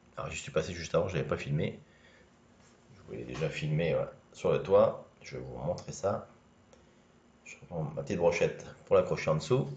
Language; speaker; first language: French; native; French